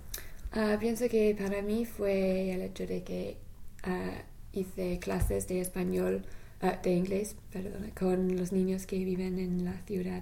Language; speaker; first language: Spanish; non-native, learner; English